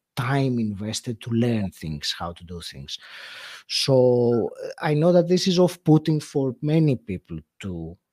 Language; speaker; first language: English; non-native, fluent; Greek